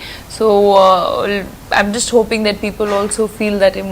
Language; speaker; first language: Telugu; non-native, fluent; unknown